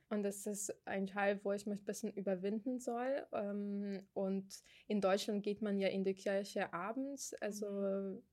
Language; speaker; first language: German; non-native, fluent; Ukrainian